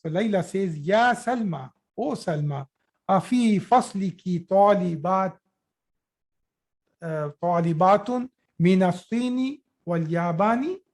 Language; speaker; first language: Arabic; non-native, fluent; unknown